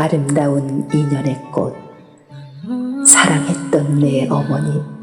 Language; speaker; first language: Korean; native; Korean